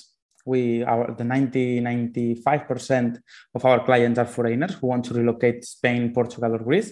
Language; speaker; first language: English; non-native, fluent; Spanish